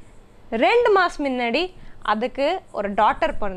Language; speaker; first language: Tamil; non-native, learner; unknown